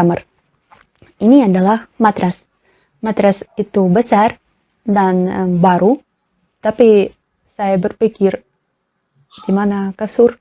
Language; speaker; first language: Indonesian; non-native, learner; Russian